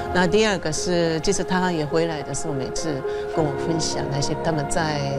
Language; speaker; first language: Chinese; non-native, fluent; Japanese